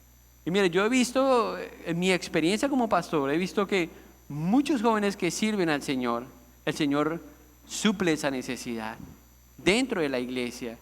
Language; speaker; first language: Spanish; native; Spanish